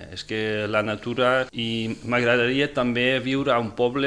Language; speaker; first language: Catalan; non-native, fluent; Dutch